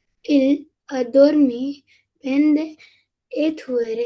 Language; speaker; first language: French; non-native, learner; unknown